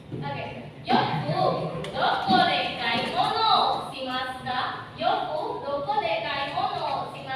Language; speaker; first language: Japanese; non-native, fluent; Indonesian